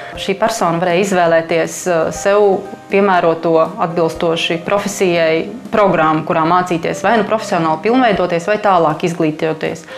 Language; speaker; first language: Latvian; native; Latvian